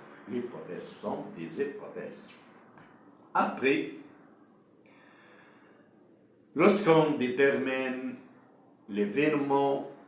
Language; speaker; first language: French; non-native, local second language; Arabic